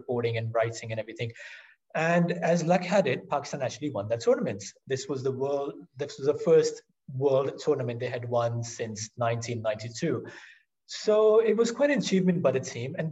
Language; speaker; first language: English; non-native, local second language; Urdu